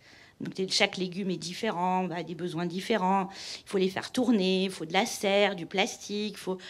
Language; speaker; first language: French; native; French